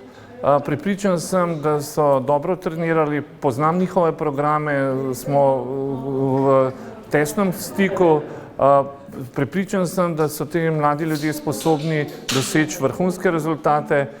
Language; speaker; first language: Slovenian; native; Slovenian